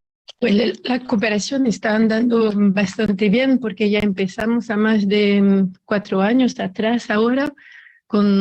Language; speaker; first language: Spanish; non-native, fluent; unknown